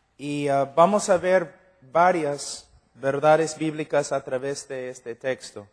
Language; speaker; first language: Spanish; non-native, fluent; English